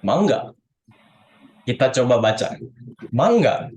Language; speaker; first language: Indonesian; native; Indonesian